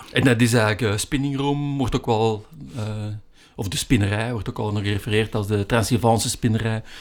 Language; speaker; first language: Dutch; native; Dutch